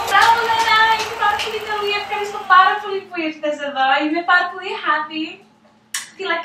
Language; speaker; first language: Greek; early bilingual, heritage; Greek